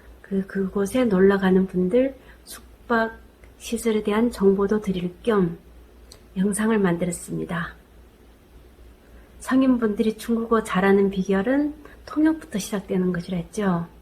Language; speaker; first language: Korean; non-native, fluent; Chinese